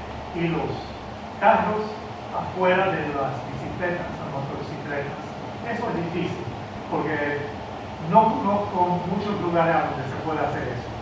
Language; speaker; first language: Spanish; early bilingual, heritage; Spanish